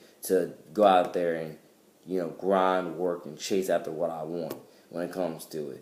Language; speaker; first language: English; native; English